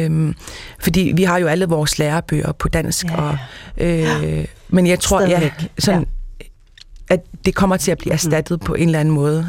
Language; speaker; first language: Danish; non-native, local second language; Kalaallisut